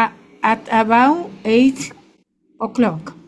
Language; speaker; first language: English; non-native, learner; Spanish